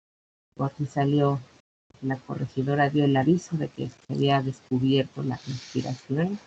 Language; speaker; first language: Spanish; native; Spanish